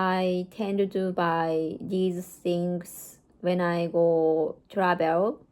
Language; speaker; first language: English; non-native, learner; Japanese